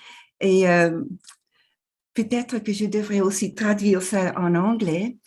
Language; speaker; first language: French; non-native, local second language; German